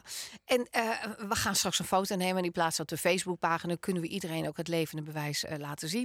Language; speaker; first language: Dutch; native; Dutch